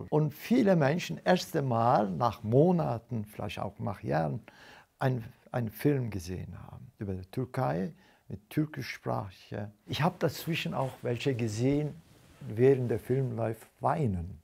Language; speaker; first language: German; non-native, fluent; Turkish